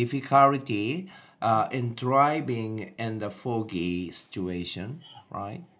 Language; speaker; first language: English; non-native, learner; Japanese